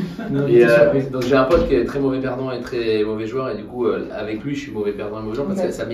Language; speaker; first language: French; native; French